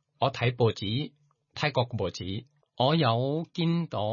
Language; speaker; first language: Cantonese; non-native, learner; Thai